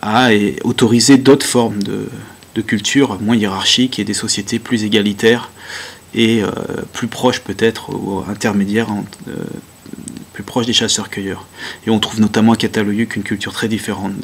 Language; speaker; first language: French; native; French